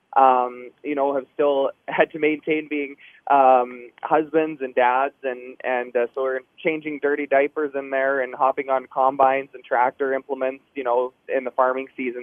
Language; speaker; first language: English; native; English